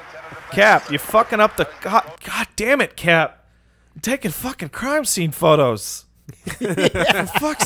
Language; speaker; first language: English; native; English